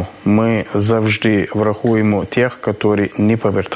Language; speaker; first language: Ukrainian; non-native, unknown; Persian